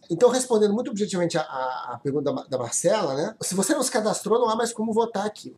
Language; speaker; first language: Portuguese; native; Portuguese